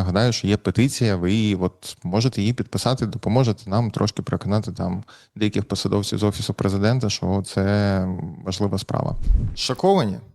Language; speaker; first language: Ukrainian; native; Ukrainian